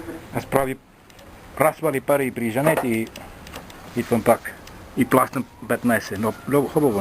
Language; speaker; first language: Bulgarian; non-native, learner; Finnish